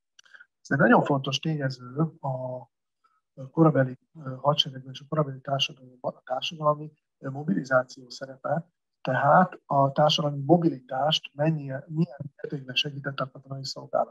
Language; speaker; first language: Hungarian; native; Hungarian